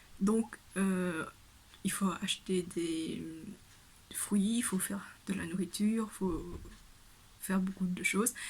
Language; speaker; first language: French; early bilingual, other home language; Vietnamese